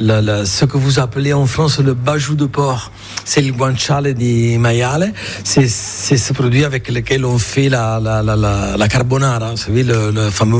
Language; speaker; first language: French; non-native, fluent; Italian